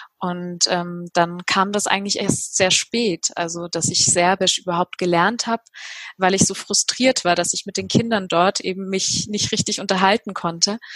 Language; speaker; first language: German; native; German